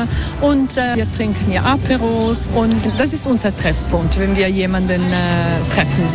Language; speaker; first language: German; non-native, fluent; Italian